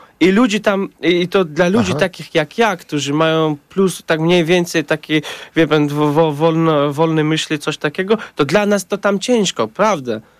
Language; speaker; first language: Polish; non-native, learner; Tajik